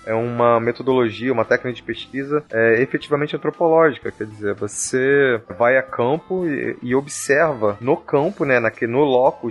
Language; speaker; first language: Portuguese; native; Portuguese